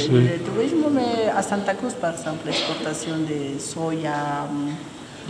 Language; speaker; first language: French; non-native, fluent; Spanish